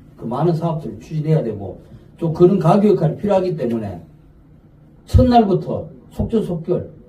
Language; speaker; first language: Korean; native; Korean